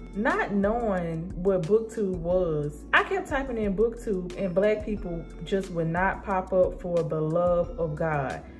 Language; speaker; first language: English; native; English